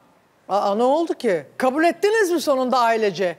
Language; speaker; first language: Turkish; native; Turkish